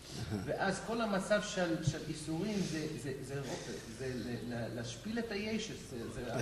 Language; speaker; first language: Hebrew; non-native, fluent; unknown